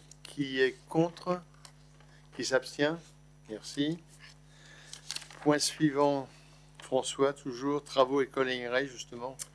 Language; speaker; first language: French; native; French